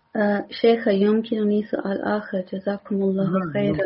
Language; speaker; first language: Arabic; non-native, learner; English